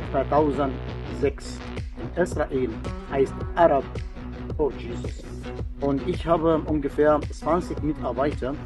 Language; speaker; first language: German; non-native, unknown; Arabic